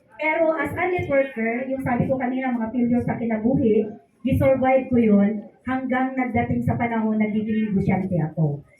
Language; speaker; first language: Filipino; non-native, local second language; Hiligaynon